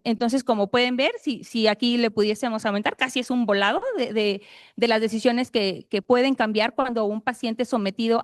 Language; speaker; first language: Spanish; native; Spanish